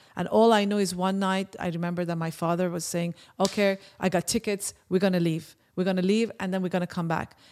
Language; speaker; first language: English; early bilingual, other home language; Persian